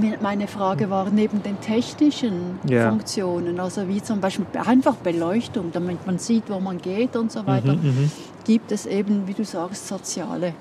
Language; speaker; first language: German; native; German